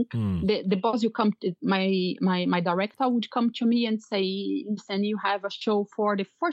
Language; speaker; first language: English; non-native, fluent; Portuguese